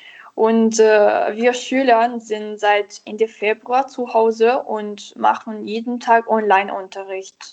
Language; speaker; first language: German; non-native, learner; Italian